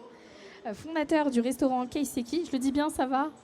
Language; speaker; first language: French; native; French